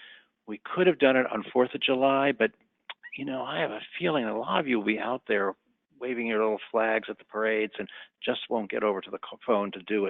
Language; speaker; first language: English; native; English